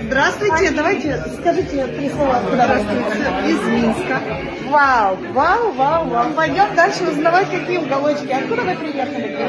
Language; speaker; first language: Russian; native; Russian